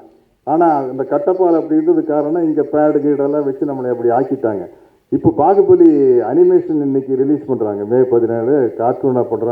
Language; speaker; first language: Tamil; native; Tamil